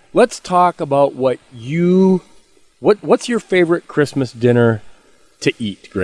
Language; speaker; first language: English; native; English